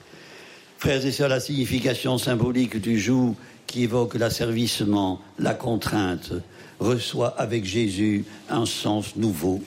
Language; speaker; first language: French; native; French